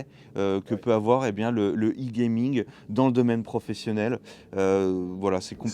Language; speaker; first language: French; native; French